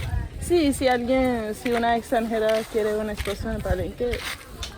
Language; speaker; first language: Spanish; non-native, learner; English